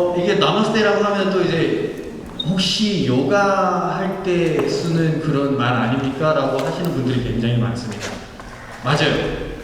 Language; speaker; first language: Korean; non-native, fluent; Nepali